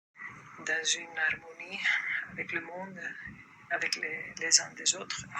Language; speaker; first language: French; non-native, fluent; Greek